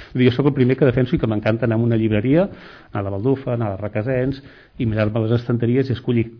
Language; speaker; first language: Catalan; native; Catalan